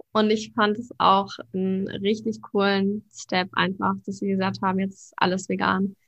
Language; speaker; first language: German; native; German